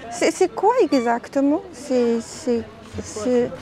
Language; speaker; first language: French; non-native, learner; Japanese